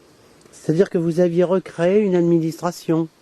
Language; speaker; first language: French; native; French